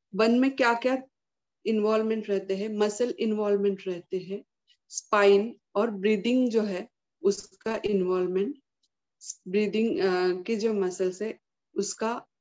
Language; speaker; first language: Hindi; non-native, local second language; Marathi